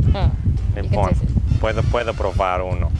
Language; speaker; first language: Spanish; non-native, learner; Greek